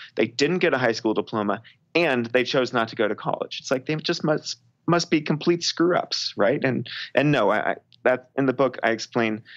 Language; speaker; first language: English; native; English